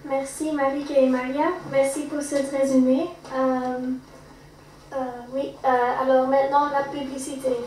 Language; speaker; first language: French; non-native, fluent; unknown